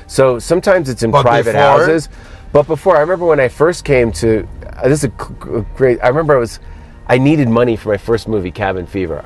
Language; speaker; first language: English; native; English